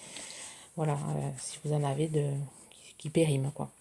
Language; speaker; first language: French; native; French